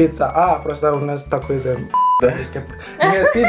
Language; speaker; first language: Russian; non-native, learner; Indonesian